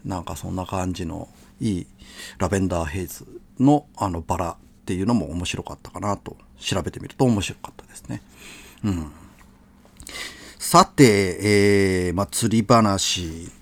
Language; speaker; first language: Japanese; native; Japanese